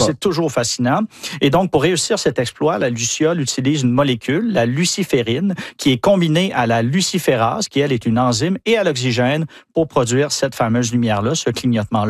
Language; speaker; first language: French; native; French